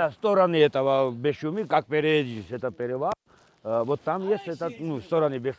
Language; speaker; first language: Russian; non-native, fluent; Georgian